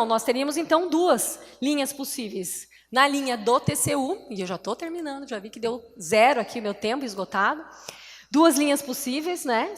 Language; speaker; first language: Portuguese; native; Portuguese